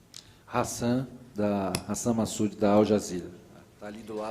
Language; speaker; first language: Portuguese; native; Portuguese